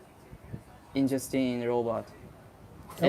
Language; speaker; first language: English; non-native, learner; Chinese